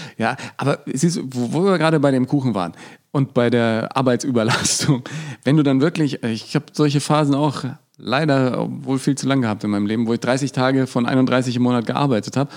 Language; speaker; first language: German; native; German